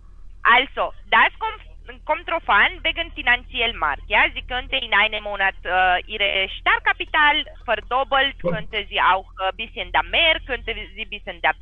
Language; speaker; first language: German; non-native, learner; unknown